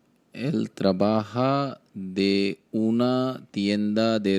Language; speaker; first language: Spanish; non-native, learner; Hindi